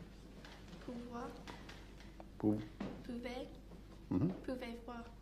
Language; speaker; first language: French; non-native, learner; English